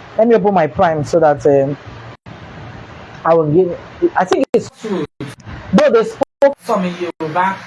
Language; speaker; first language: English; non-native, local second language; Igbo